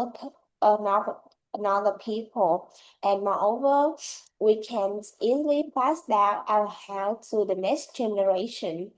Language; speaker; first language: English; non-native, learner; Vietnamese